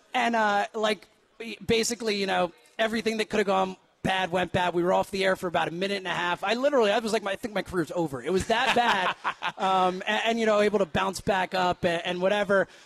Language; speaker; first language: English; native; English